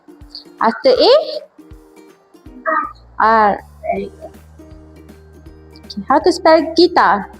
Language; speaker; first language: English; non-native, local second language; Malay